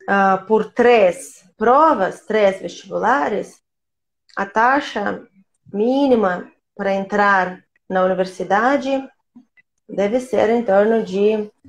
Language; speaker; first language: Portuguese; non-native, fluent; Russian